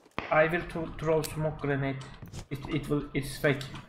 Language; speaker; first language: English; non-native, learner; Turkish